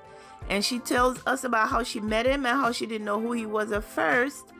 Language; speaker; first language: English; native; English